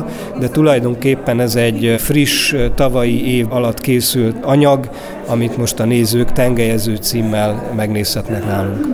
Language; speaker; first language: Hungarian; native; Hungarian